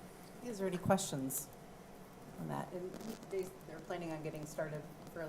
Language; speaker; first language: English; native; English